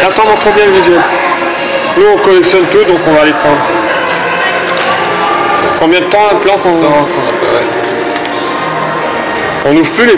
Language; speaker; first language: French; native; French